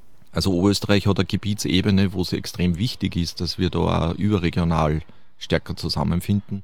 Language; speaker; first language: German; native; German